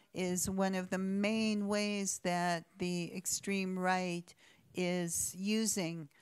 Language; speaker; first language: English; native; English